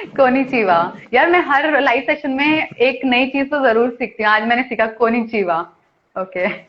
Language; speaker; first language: Hindi; native; Hindi